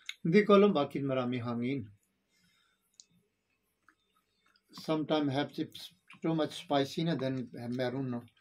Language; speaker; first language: Filipino; non-native, learner; Urdu